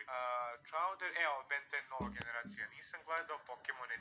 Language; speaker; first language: Bosnian; native; Bosnian